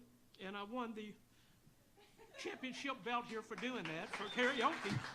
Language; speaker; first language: English; native; English